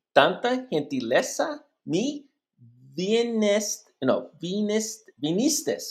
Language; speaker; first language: Spanish; non-native, learner; English